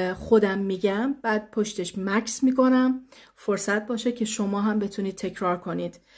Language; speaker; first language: Persian; early bilingual, heritage; Persian